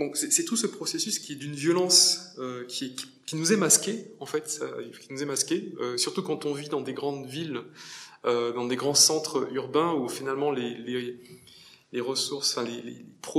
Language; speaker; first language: French; native; French